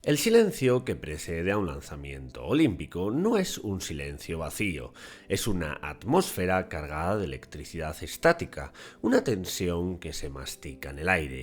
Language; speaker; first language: Spanish; native; Spanish